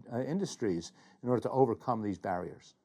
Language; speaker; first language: English; native; English